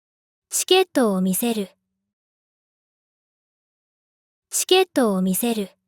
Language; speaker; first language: Japanese; native; Japanese